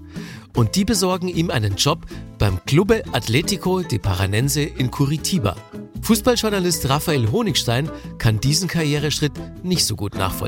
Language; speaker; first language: German; native; German